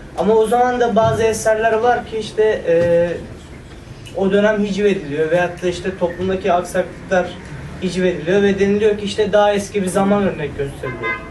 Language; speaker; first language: Turkish; native; Turkish